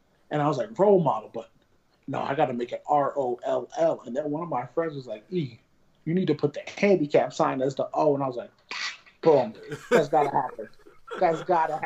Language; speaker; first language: English; native; English